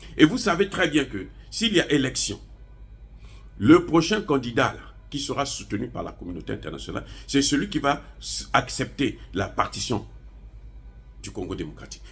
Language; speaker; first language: French; non-native, local second language; Lingala